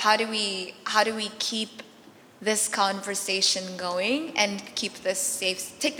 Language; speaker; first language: English; early bilingual, other home language; Arabic